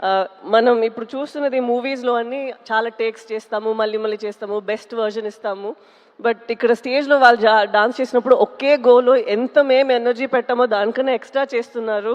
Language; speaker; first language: Telugu; non-native, local second language; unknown